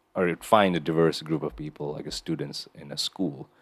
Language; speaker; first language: English; non-native, local second language; Nepali